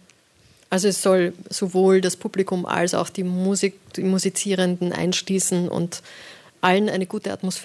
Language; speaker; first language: German; native; German